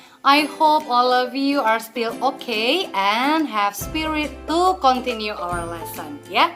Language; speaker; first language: English; non-native, fluent; Indonesian